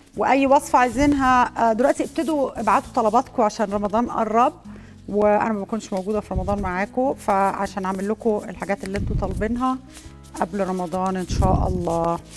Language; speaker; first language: Arabic; native; Arabic